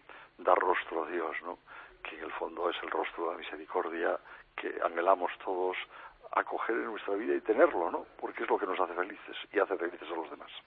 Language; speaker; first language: Spanish; native; Spanish